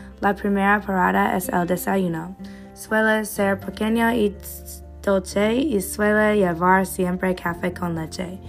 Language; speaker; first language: Spanish; non-native, learner; English